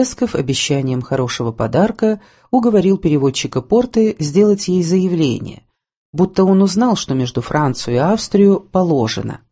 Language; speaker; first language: Russian; native; Russian